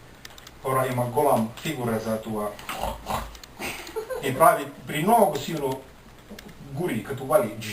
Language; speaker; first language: Bulgarian; non-native, learner; Finnish